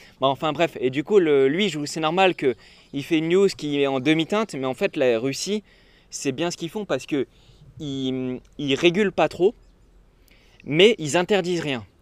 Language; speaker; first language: French; native; French